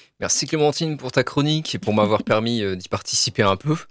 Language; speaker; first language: French; native; French